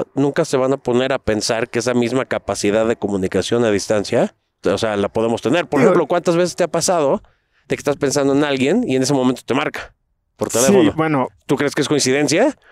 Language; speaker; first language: Spanish; native; Spanish